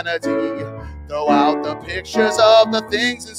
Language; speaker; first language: English; native; English